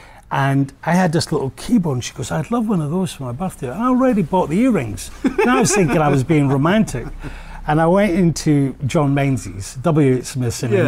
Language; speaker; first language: English; native; English